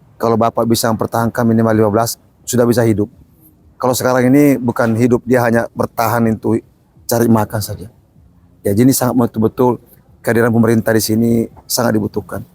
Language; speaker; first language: Indonesian; non-native, local second language; Buginese